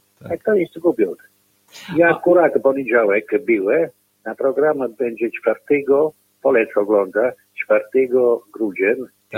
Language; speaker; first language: Polish; non-native, learner; Italian